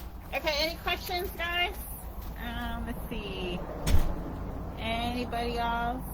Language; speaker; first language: English; native; English